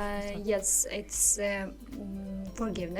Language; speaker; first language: English; non-native, learner; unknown